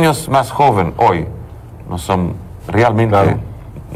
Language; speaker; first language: Spanish; non-native, learner; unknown